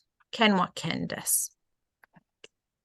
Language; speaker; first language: Japanese; non-native, fluent; English